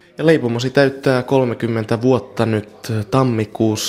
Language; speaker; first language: Finnish; non-native, local second language; Swedish